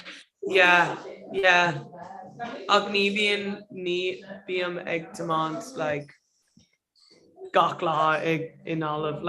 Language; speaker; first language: Irish; non-native, local second language; English